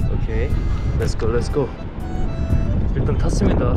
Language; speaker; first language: English; non-native, learner; Korean